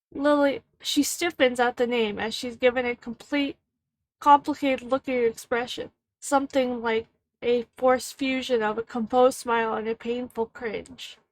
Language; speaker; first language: English; native; English